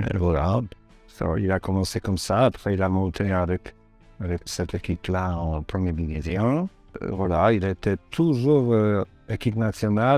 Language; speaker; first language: French; non-native, learner; Polish